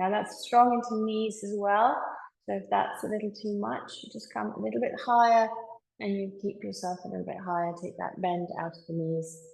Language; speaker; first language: English; native; English